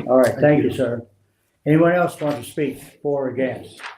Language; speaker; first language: English; native; English